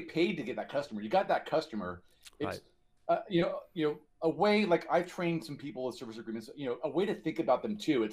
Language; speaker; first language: English; native; English